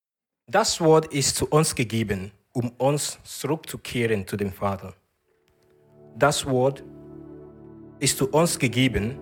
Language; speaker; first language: German; non-native, learner; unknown